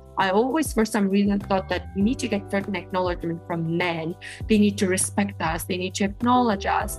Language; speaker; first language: English; non-native, fluent; Kyrgyz